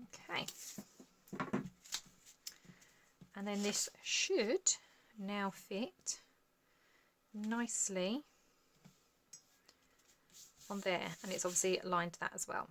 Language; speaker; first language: English; native; English